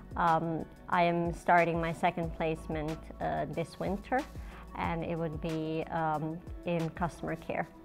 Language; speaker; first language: English; non-native, fluent; Serbian